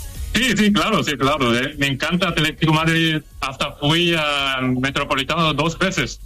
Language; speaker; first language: Spanish; non-native, fluent; Korean